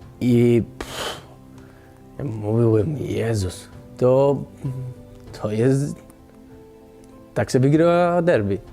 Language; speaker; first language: Polish; non-native, learner; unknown